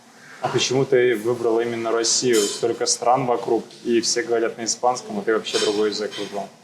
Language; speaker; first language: Russian; native; Russian